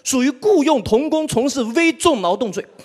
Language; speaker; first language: Chinese; native; Chinese